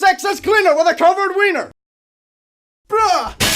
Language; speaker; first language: English; native; English